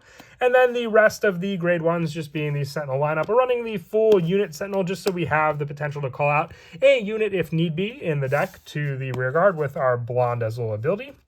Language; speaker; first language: English; native; English